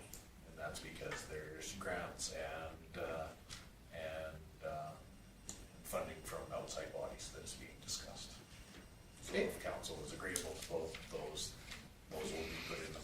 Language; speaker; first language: English; native; English